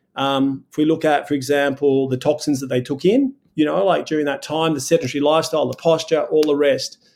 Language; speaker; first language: English; native; English